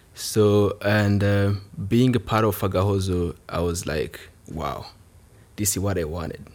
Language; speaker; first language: English; non-native, local second language; Kinyarwanda